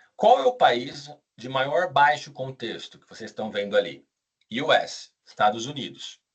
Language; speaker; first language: Portuguese; native; Portuguese